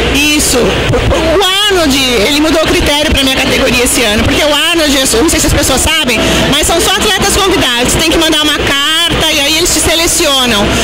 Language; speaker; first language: Portuguese; native; Portuguese